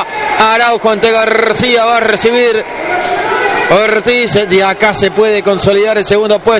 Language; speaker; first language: Spanish; native; Spanish